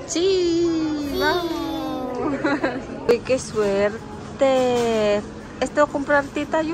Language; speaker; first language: Spanish; non-native, fluent; Filipino